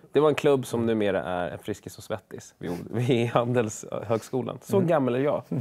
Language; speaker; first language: Swedish; early bilingual, other home language; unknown